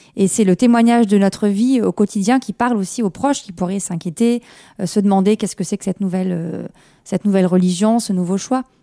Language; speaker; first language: French; early bilingual, other home language; Kabyle